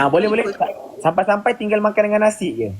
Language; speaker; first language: Malay; native; Malay